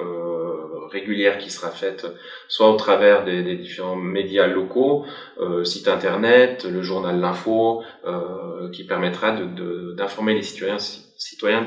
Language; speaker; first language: French; native; French